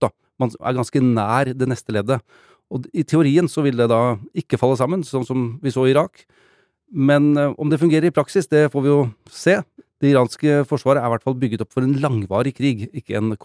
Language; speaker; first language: Norwegian; native; Norwegian